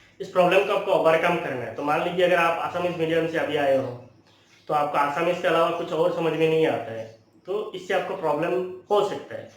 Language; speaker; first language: Hindi; non-native, local second language; Bangla